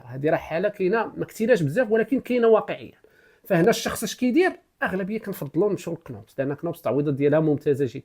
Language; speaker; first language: Arabic; native; Arabic